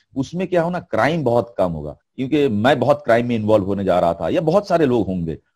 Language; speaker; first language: Hindi; non-native, local second language; Bangla